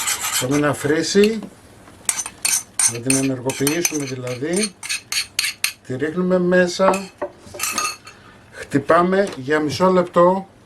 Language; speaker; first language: Greek; native; Greek